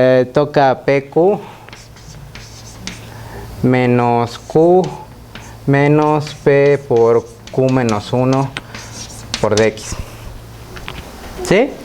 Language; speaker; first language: Spanish; native; Spanish